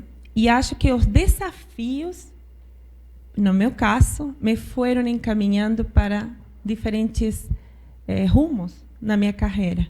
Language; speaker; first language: Portuguese; non-native, fluent; Spanish